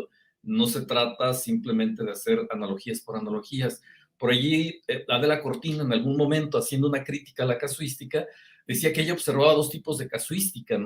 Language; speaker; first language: Spanish; native; Spanish